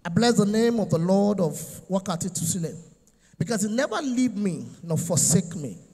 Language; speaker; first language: English; non-native, local second language; Yoruba